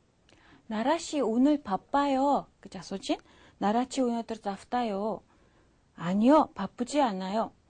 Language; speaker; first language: Korean; non-native, fluent; Mongolian